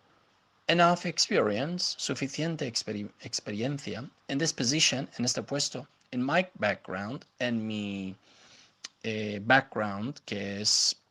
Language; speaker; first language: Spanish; non-native, fluent; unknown